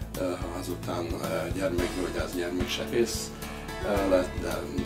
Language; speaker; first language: Hungarian; native; Hungarian